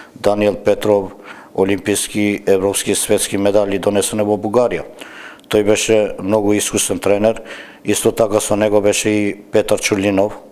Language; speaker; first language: Macedonian; non-native, local second language; Albanian